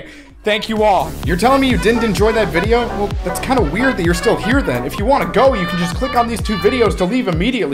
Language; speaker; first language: English; native; English